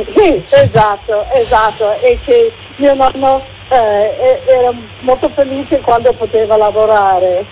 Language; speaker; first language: Italian; early bilingual, heritage; English